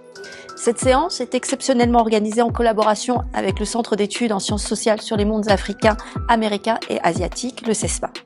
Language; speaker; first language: French; native; French